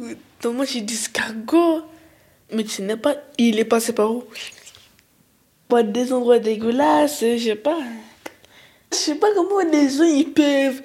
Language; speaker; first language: French; early bilingual, other home language; Arabic